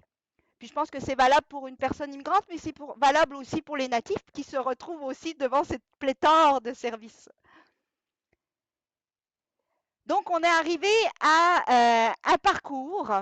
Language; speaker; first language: French; native; French